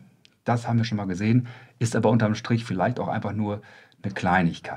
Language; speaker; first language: German; native; German